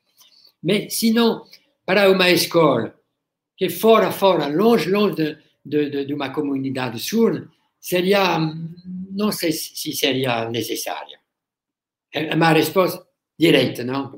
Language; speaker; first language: Portuguese; non-native, fluent; French